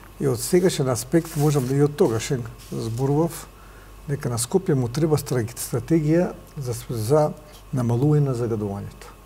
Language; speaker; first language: Macedonian; native; Macedonian